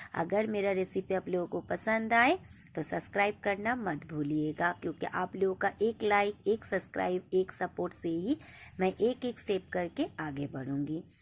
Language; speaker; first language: Hindi; non-native, local second language; Bangla